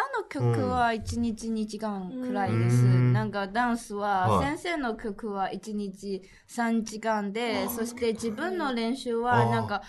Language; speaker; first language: Japanese; non-native, learner; Chinese